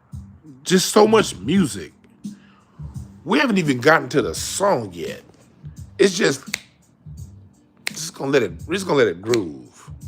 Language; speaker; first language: English; native; English